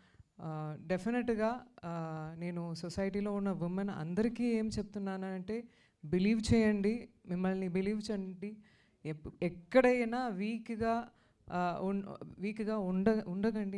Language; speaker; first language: Telugu; non-native, fluent; Tamil